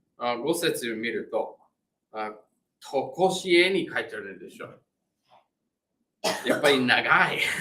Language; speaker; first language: Japanese; non-native, fluent; English